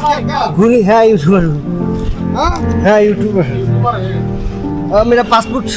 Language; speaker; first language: Hindi; non-native, learner; Bangla